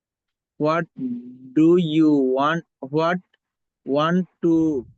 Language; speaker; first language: English; non-native, learner; Bangla